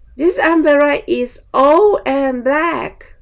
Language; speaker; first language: English; non-native, fluent; Thai